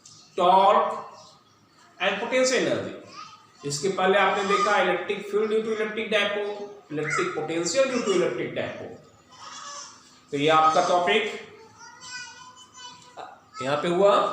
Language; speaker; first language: Hindi; native; Hindi